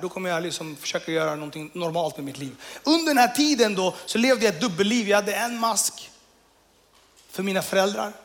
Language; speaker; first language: Swedish; early bilingual, other home language; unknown